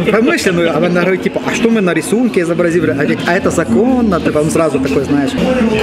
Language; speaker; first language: Russian; native; Russian